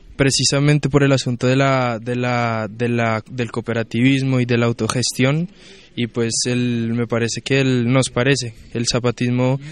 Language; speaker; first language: Spanish; native; Spanish